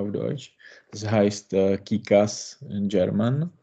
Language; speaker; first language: German; non-native, learner; Czech